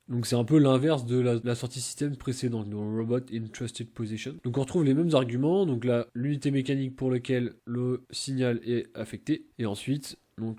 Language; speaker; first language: French; native; French